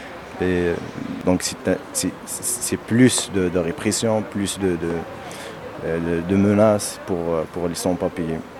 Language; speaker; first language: French; non-native, local second language; Berber languages